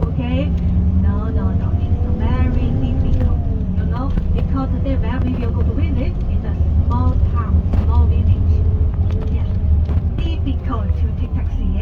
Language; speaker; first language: English; non-native, learner; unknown